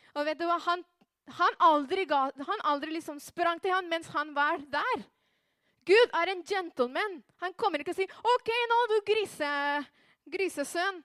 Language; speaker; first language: Norwegian; non-native, fluent; Spanish